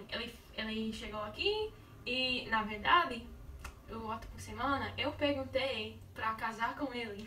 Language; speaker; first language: Portuguese; non-native, learner; English